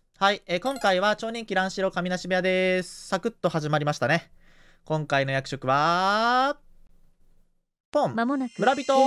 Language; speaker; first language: Japanese; native; Japanese